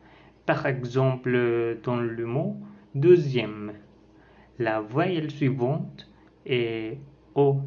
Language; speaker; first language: French; non-native, learner; Spanish